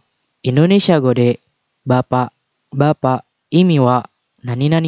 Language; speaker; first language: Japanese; non-native, fluent; Indonesian